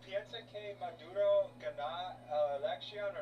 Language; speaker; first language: Spanish; non-native, learner; English